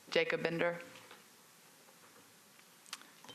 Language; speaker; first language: English; native; English